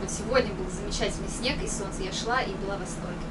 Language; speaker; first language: Russian; native; Russian